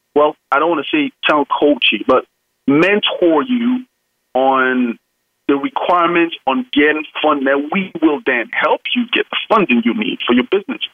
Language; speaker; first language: English; non-native, local second language; Yoruba